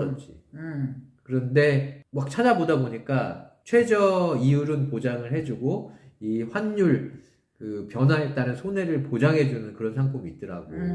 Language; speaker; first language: Korean; native; Korean